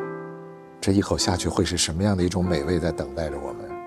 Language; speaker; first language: Chinese; native; Chinese